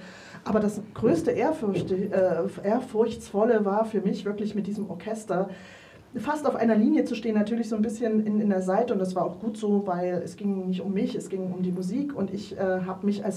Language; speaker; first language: German; native; German